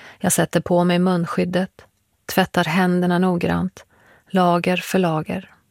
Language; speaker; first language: Swedish; early bilingual, other home language; Persian